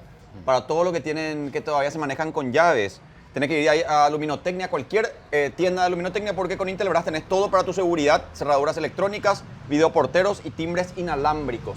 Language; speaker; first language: Spanish; native; Spanish